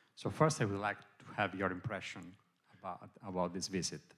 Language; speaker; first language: English; non-native, fluent; Italian